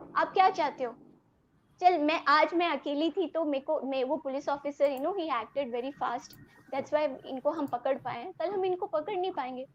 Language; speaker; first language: Hindi; non-native, local second language; Telugu